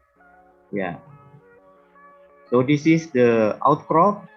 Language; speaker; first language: English; non-native, fluent; Indonesian